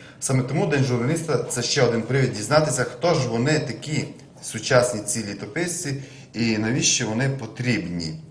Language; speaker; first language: Ukrainian; native; Ukrainian